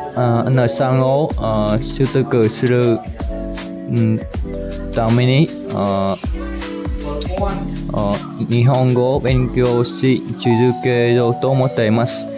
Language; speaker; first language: Japanese; non-native, learner; Vietnamese